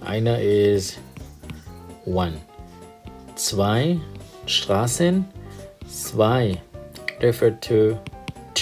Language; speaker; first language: German; non-native, fluent; Thai